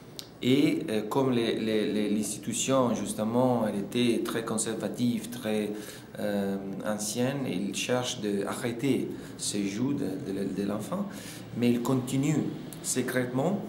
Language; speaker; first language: French; non-native, fluent; Italian